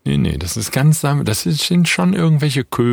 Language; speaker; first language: German; native; German